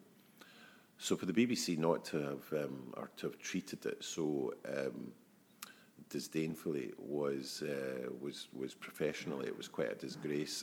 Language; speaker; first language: English; native; English